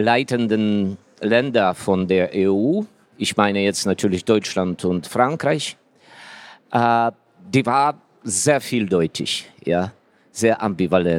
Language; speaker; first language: German; non-native, fluent; Ukrainian